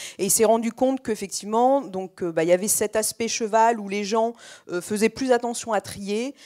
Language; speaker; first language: French; native; French